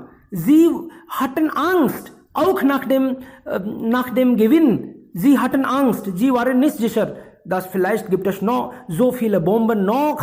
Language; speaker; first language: German; non-native, fluent; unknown